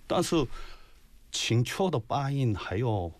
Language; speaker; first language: Chinese; non-native, learner; Korean